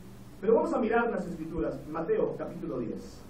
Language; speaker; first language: Spanish; native; Spanish